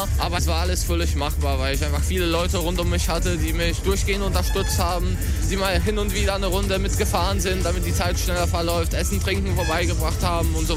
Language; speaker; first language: German; native; German